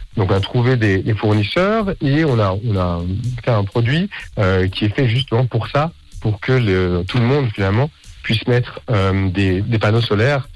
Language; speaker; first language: French; native; French